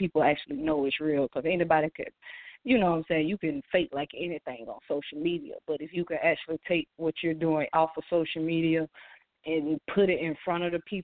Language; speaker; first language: English; native; English